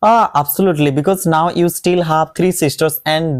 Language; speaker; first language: English; non-native, local second language; Odia